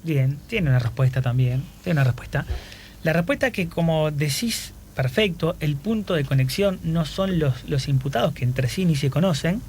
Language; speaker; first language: Spanish; native; Spanish